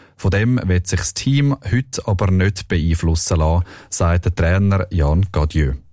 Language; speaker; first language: German; native; German